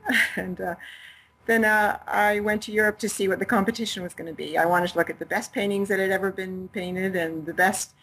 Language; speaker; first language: English; native; English